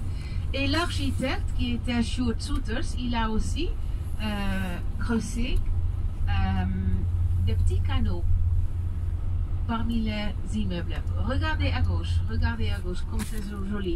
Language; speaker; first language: French; non-native, fluent; Dutch